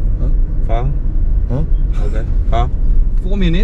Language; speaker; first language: English; non-native, learner; Korean